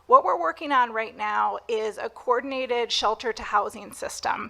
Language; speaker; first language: English; native; English